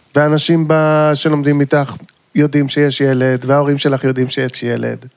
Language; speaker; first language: Hebrew; native; Hebrew